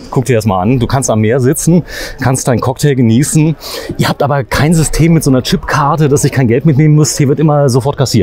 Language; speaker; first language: German; native; German